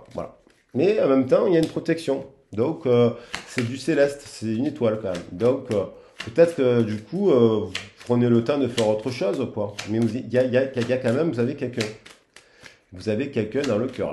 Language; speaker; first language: French; native; French